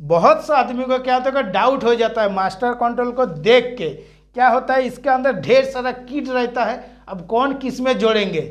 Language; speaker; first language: Hindi; native; Hindi